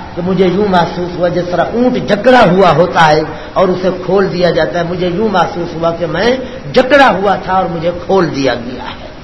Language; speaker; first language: Urdu; non-native, local second language; Punjabi